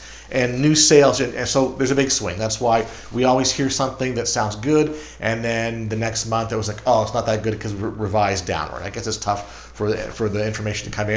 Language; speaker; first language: English; native; English